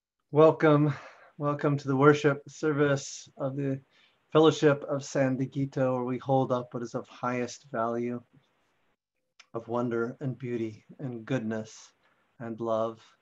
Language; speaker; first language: English; native; English